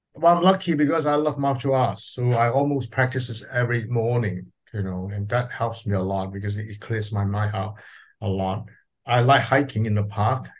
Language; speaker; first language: English; non-native, local second language; Cantonese